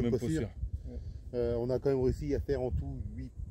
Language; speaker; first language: French; native; French